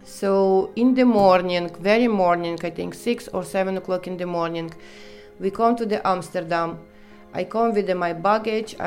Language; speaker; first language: English; non-native, learner; Ukrainian